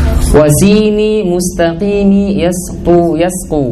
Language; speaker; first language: Arabic; non-native, fluent; Indonesian